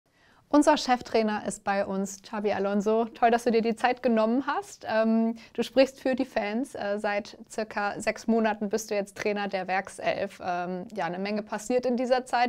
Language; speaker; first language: German; native; German